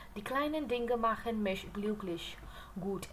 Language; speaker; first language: German; non-native, learner; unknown